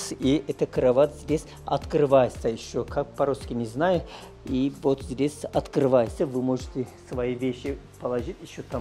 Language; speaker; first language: Russian; non-native, fluent; Turkish